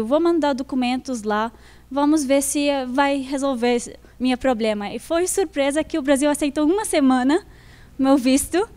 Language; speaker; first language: Portuguese; non-native, fluent; Arabic